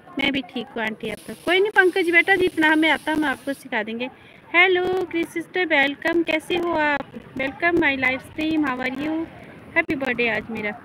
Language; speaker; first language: Hindi; native; Hindi